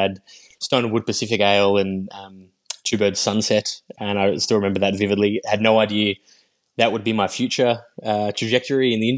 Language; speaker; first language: English; native; English